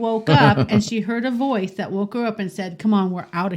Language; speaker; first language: English; native; English